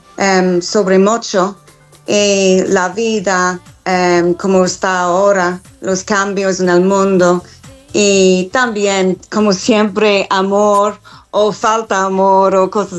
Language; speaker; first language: Spanish; non-native, learner; English